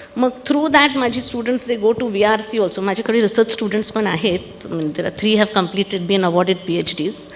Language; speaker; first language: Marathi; non-native, local second language; Punjabi